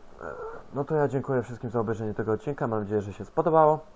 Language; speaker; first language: Polish; native; Polish